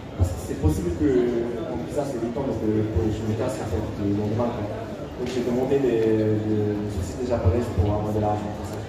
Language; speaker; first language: French; non-native, fluent; Japanese